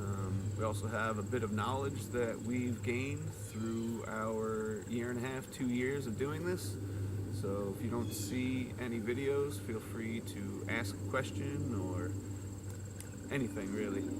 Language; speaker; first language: English; native; English